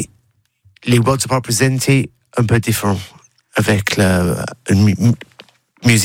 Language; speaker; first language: French; non-native, learner; English